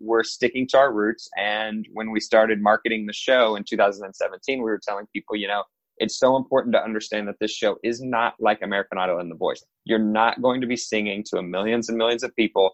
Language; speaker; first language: English; native; English